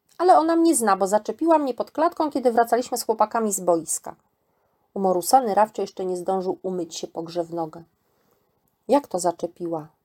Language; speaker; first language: Polish; native; Polish